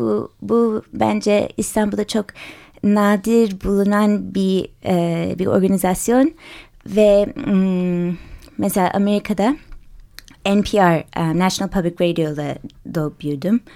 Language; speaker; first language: Turkish; early bilingual, heritage; English